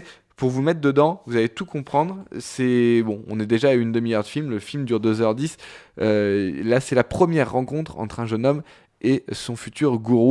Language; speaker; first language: French; native; French